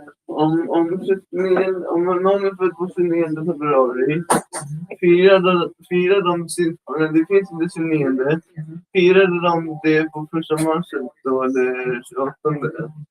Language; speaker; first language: Swedish; early bilingual, other home language; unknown